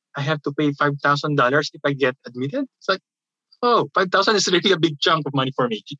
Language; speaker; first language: English; non-native, local second language; Filipino